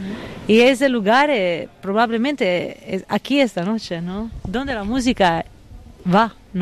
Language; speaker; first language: Spanish; non-native, fluent; Italian